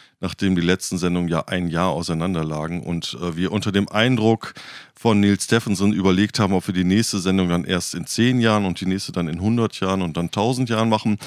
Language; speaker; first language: German; native; German